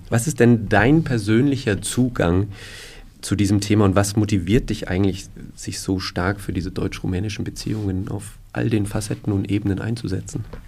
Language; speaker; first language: German; native; German